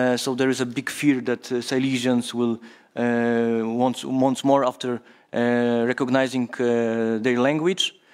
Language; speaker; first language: English; non-native, fluent; Polish